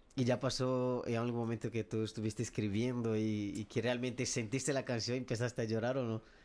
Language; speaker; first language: Spanish; non-native, fluent; Portuguese